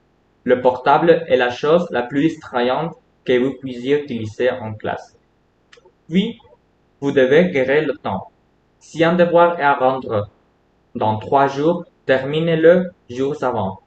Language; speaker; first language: French; non-native, fluent; Spanish